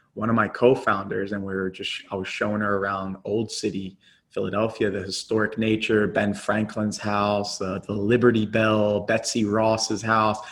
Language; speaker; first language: English; native; English